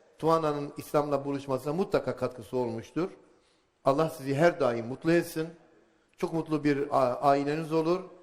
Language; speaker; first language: Turkish; native; Turkish